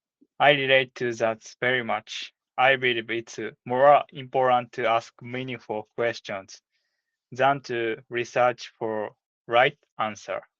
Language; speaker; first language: English; non-native, learner; Japanese